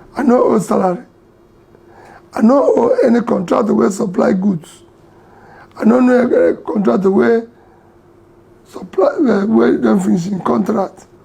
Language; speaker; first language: Nigerian Pidgin; non-native, local second language; Igbo